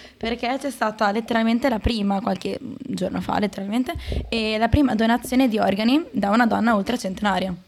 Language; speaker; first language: Italian; native; Italian